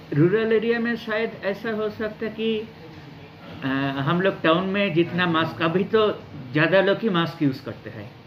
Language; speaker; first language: Hindi; non-native, local second language; Nepali